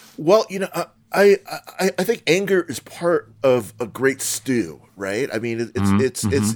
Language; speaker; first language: English; native; English